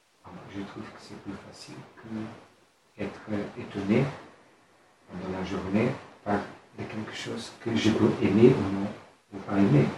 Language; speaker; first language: French; non-native, fluent; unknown